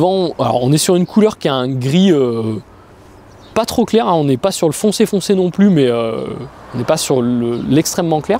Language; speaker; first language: French; native; French